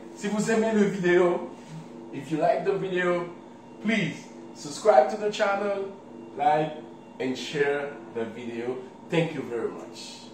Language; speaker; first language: English; non-native, fluent; Haitian Creole